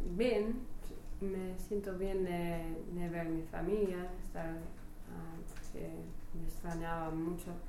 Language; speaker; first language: Spanish; non-native, learner; French